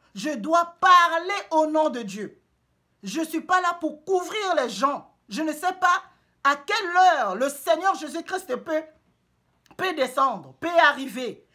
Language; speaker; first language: French; non-native, local second language; Lingala